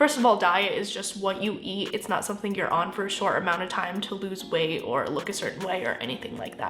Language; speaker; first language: English; native; English